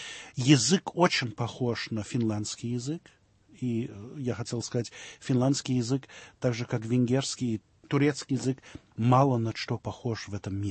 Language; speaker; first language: Russian; early bilingual, heritage; Russian